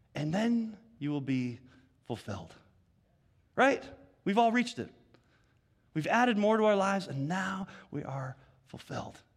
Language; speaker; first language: English; native; English